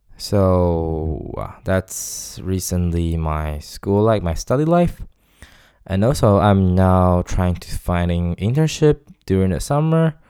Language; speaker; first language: English; non-native, fluent; Chinese